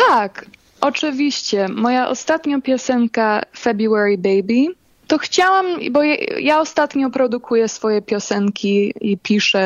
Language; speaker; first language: Polish; early bilingual, heritage; Polish